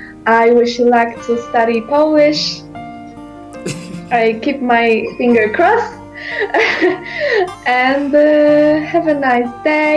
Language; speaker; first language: English; non-native, learner; Polish